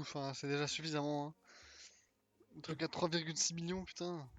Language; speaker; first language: French; native; French